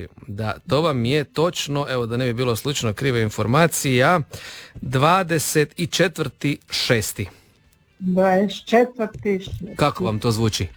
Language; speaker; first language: Serbian; native; Serbian